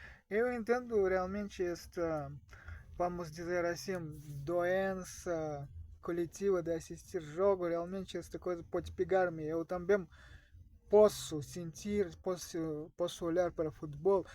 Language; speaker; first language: Portuguese; non-native, learner; Russian